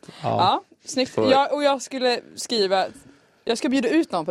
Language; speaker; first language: Swedish; native; Swedish